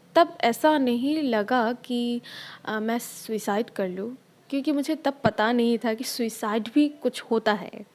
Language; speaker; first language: Hindi; non-native, local second language; Bangla